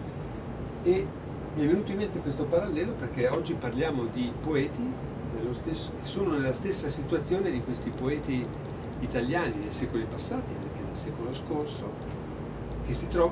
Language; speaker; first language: Italian; native; Italian